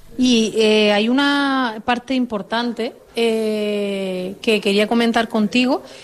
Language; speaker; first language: Spanish; native; Spanish